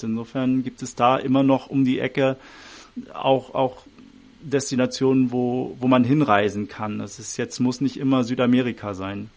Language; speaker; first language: German; native; German